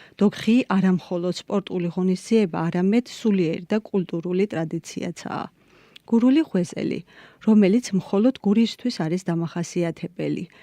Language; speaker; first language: Georgian; native; Georgian